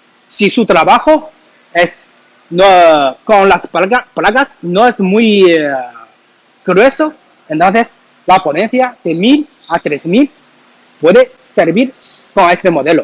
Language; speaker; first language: Spanish; non-native, learner; Chinese